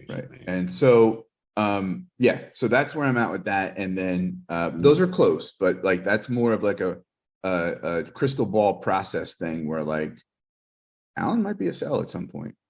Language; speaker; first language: English; native; English